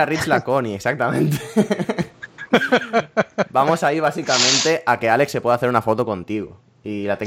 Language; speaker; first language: Spanish; native; Spanish